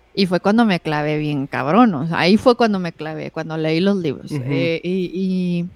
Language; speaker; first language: Spanish; native; Spanish